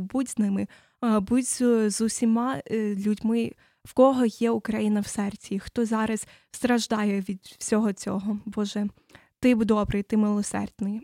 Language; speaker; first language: Ukrainian; early bilingual, other home language; English